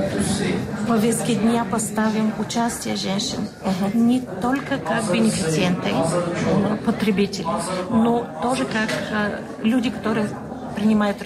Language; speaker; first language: Russian; non-native, fluent; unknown